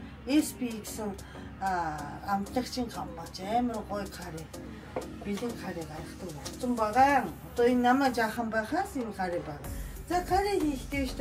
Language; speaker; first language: Mongolian; non-native, fluent; Japanese